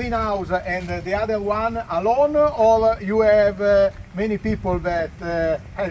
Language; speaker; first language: English; non-native, learner; Italian